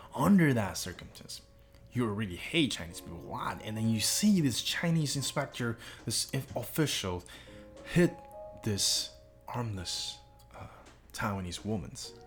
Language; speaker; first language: English; non-native, fluent; Chinese